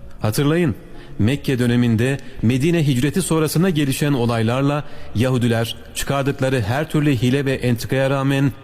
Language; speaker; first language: Turkish; native; Turkish